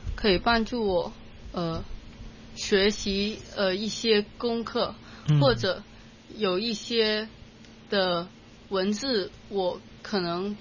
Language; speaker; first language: Chinese; non-native, local second language; Cantonese